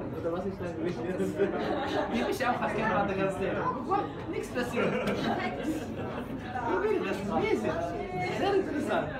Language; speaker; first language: German; non-native, learner; Arabic